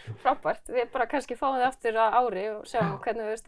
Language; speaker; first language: Icelandic; native; Icelandic